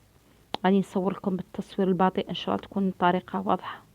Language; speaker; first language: Arabic; native; Arabic